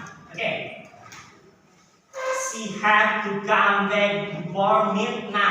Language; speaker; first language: English; non-native, learner; Indonesian